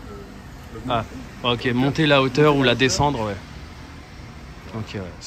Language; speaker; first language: French; native; French